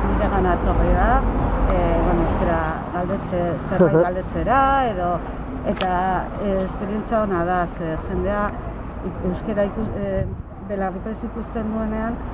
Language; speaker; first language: Basque; non-native, local second language; Spanish